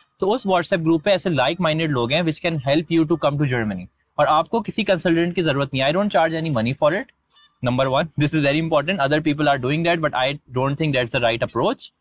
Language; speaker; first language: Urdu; native; Urdu